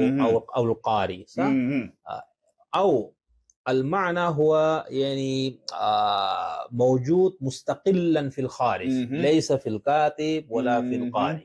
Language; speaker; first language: Arabic; non-native, fluent; Urdu